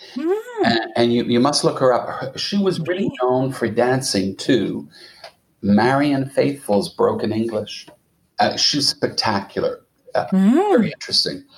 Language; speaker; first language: English; native; English